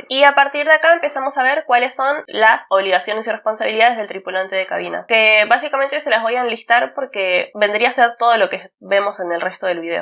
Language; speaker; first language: Spanish; native; Spanish